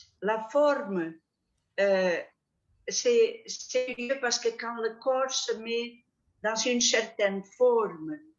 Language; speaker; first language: French; non-native, fluent; Catalan